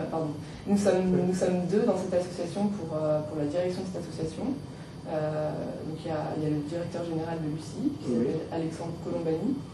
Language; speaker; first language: French; native; French